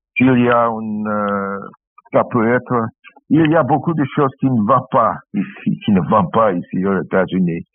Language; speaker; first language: French; non-native, learner; English